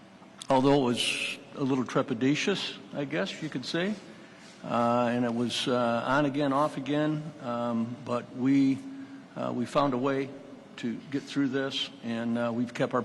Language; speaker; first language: English; native; English